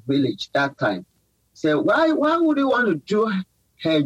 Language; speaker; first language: English; non-native, local second language; Yoruba